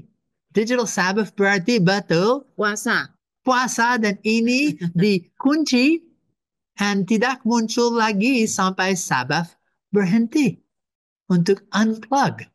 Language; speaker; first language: Indonesian; non-native, fluent; English